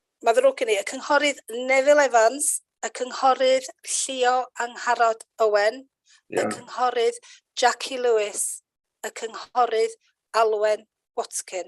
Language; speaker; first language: Welsh; native; Welsh